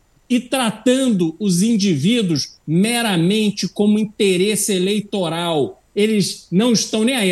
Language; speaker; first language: Portuguese; native; Portuguese